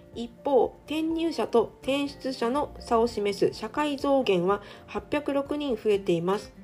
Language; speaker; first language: Japanese; non-native, fluent; Chinese